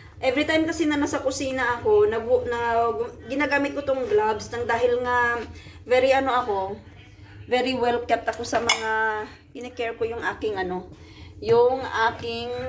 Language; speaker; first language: Filipino; native; Filipino